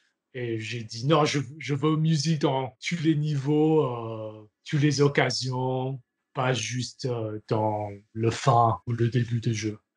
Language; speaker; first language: French; non-native, learner; English